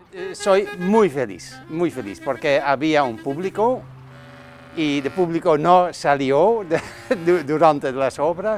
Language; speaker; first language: Spanish; non-native, learner; Dutch